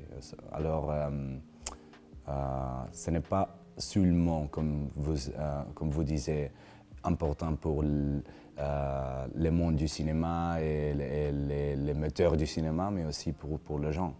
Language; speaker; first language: French; non-native, learner; Spanish